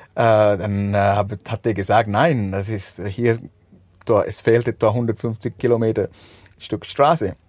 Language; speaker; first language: German; non-native, fluent; Sinhala